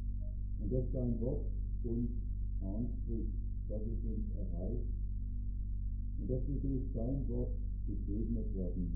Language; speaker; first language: German; native; German